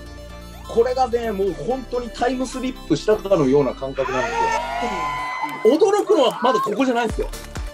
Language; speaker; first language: Japanese; native; Japanese